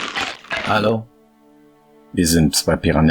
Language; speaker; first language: German; native; German